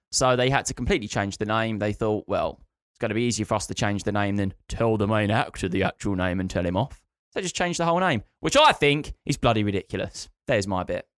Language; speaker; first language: English; native; English